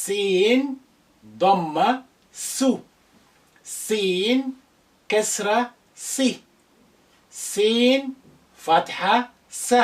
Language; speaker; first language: Arabic; non-native, fluent; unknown